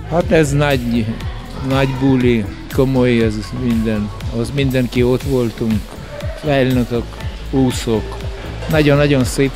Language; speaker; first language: Hungarian; non-native, learner; Russian